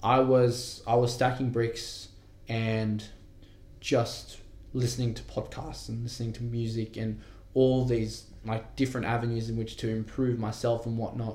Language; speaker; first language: English; native; English